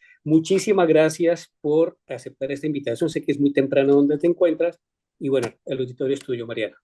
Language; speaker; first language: Spanish; native; Spanish